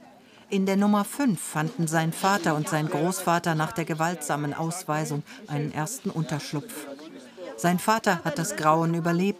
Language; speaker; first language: German; native; German